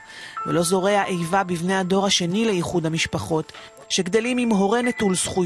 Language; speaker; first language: Hebrew; native; Hebrew